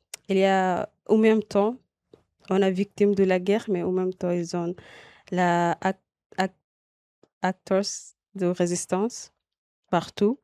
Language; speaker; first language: French; non-native, learner; Arabic